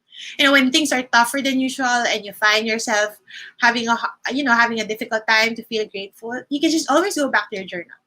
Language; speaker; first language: English; non-native, local second language; Filipino